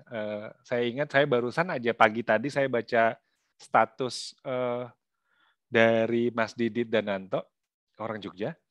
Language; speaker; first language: Indonesian; native; Indonesian